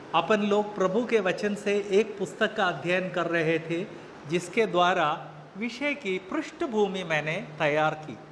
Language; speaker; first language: Hindi; native; Hindi